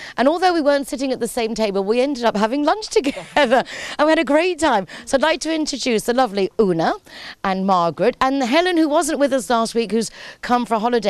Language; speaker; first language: English; native; English